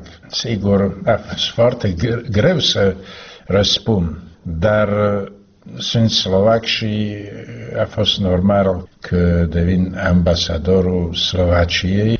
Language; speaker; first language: Romanian; non-native, learner; Slovak